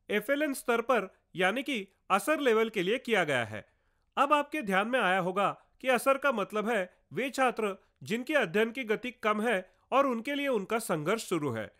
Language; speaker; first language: Hindi; non-native, local second language; Marathi